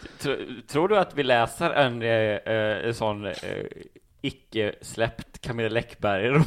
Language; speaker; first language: Swedish; native; Swedish